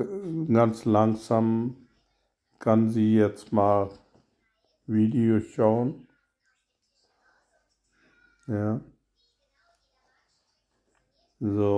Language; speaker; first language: German; non-native, learner; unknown